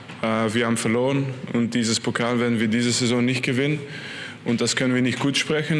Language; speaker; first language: German; non-native, fluent; French